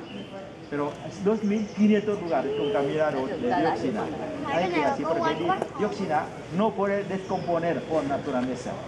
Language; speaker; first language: Spanish; non-native, learner; Vietnamese